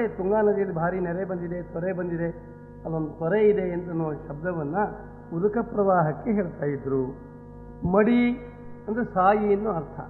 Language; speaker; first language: Kannada; native; Kannada